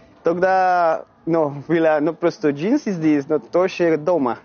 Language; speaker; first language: Russian; non-native, learner; Spanish